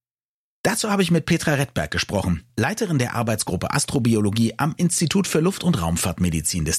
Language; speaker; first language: German; native; German